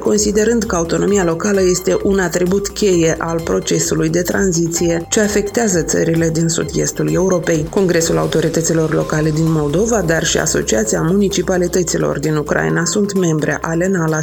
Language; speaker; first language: Romanian; native; Romanian